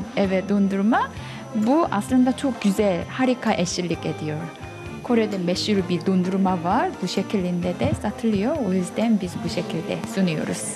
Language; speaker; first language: Turkish; non-native, fluent; Korean